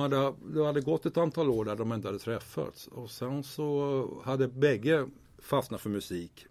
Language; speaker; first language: Swedish; native; Swedish